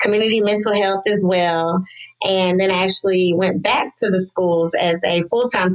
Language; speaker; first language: English; native; English